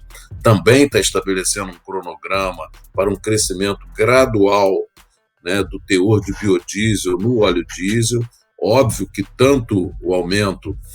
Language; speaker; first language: Portuguese; native; Portuguese